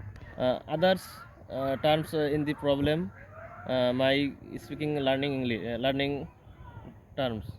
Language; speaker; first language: English; non-native, learner; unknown